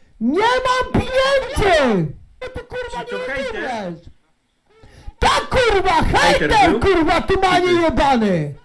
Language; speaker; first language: Polish; native; Polish